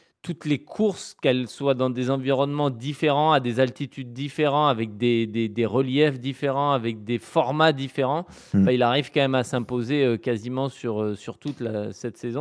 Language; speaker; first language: French; native; French